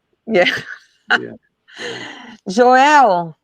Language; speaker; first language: English; non-native, learner; Portuguese